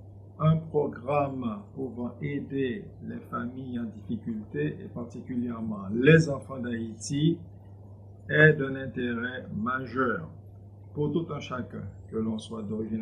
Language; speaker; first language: French; non-native, local second language; Haitian Creole